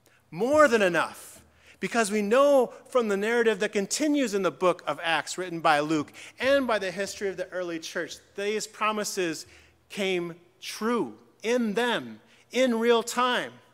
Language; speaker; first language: English; native; English